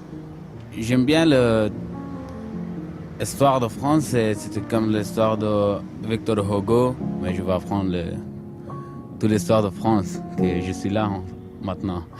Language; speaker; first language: French; non-native, learner; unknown